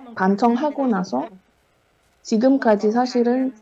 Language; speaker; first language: Korean; non-native, fluent; Indonesian